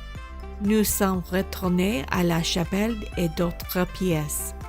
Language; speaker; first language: French; non-native, learner; English